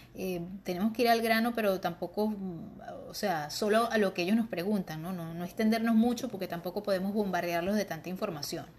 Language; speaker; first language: Spanish; native; Spanish